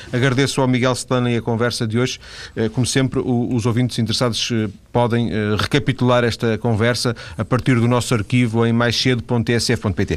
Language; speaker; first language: Portuguese; native; Portuguese